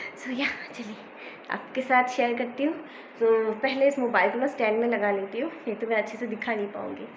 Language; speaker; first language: Hindi; non-native, local second language; Bangla